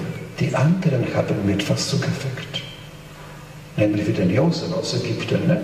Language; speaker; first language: German; non-native, fluent; Polish